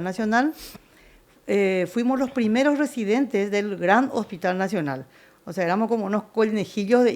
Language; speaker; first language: Spanish; native; Spanish